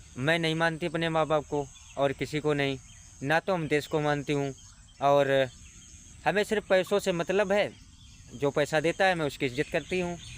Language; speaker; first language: Hindi; native; Hindi